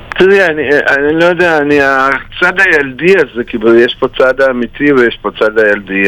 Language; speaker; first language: Hebrew; non-native, fluent; Russian